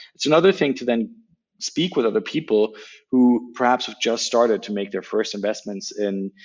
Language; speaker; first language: English; non-native, fluent; German